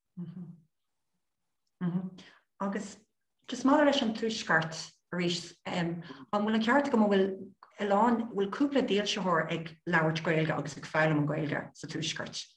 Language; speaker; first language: Irish; non-native, local second language; English